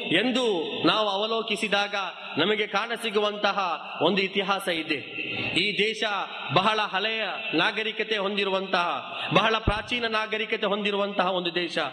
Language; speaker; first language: Kannada; non-native, local second language; Badaga